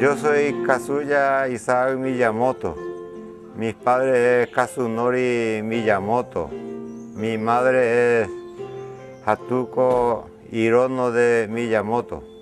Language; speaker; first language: Spanish; early bilingual, other home language; Japanese